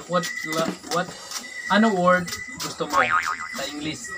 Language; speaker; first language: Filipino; non-native, learner; Nepali